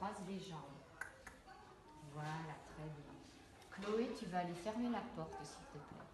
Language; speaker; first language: French; native; French